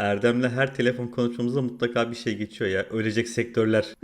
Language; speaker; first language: Turkish; native; Turkish